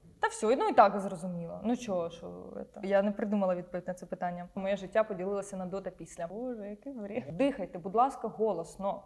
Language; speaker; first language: Ukrainian; non-native, local second language; Russian